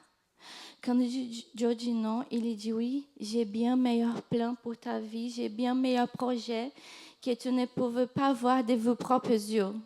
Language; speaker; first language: French; non-native, fluent; Portuguese